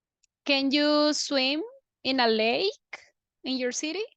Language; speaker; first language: English; non-native, fluent; Spanish